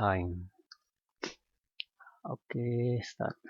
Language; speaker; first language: English; non-native, fluent; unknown